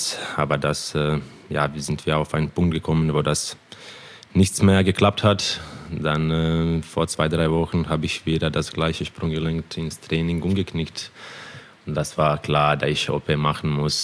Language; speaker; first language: German; non-native, fluent; Croatian